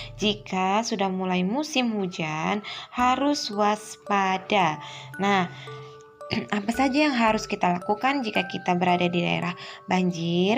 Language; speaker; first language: Indonesian; native; Indonesian